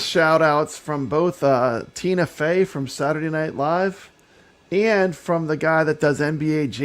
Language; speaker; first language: English; native; English